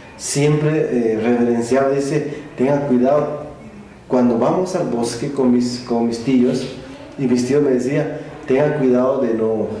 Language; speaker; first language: Spanish; non-native, local second language; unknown